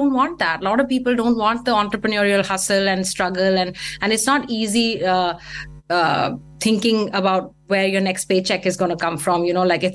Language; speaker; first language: English; non-native, local second language; Hindi